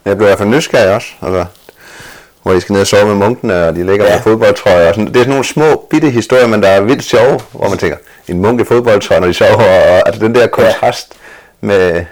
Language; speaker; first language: Danish; native; Danish